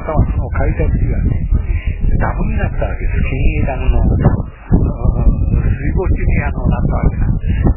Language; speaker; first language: Japanese; native; Japanese